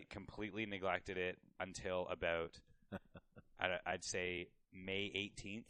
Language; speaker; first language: English; native; English